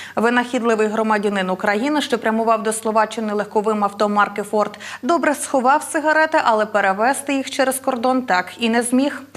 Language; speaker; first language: Ukrainian; native; Ukrainian